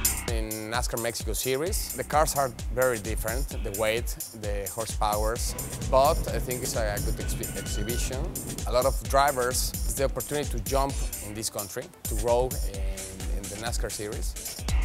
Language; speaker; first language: English; non-native, learner; Spanish